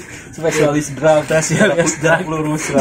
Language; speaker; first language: Indonesian; non-native, local second language; Sundanese